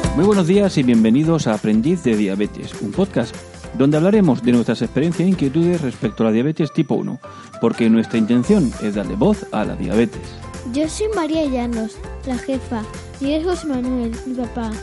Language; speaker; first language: Spanish; native; Spanish